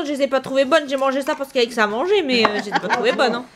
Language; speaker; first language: French; native; French